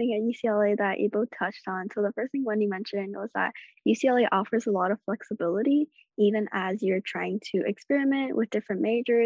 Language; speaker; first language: English; non-native, local second language; Cantonese